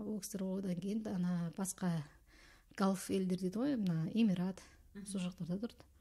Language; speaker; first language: Kazakh; early bilingual, heritage; Kazakh